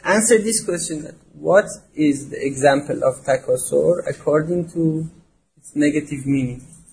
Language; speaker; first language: English; non-native, fluent; Persian